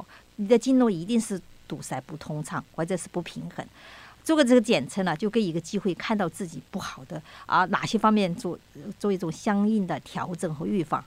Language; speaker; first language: Chinese; native; Chinese